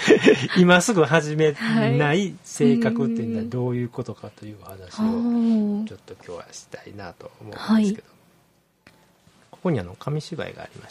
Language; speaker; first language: Japanese; native; Japanese